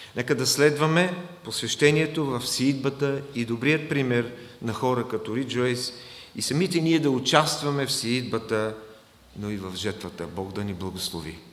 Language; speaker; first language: Bulgarian; non-native, fluent; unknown